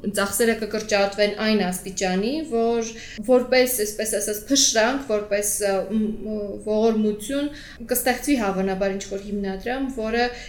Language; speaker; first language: Armenian; early bilingual, heritage; Armenian